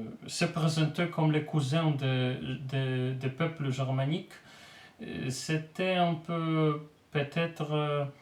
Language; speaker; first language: French; non-native, learner; Polish